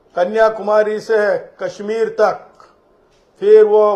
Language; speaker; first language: Hindi; non-native, local second language; Marathi